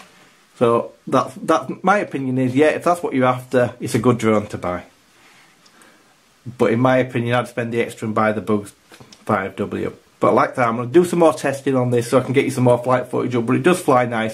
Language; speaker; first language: English; native; English